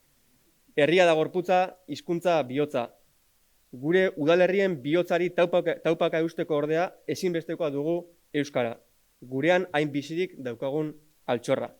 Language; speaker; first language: Basque; native; Basque